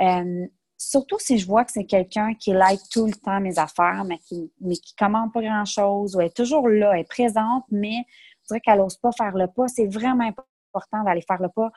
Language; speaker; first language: French; native; French